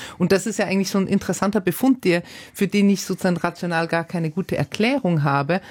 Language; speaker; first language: German; native; German